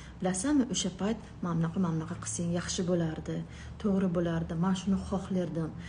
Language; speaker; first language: Uzbek; non-native, local second language; Russian